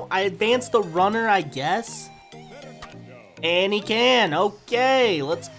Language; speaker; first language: English; native; English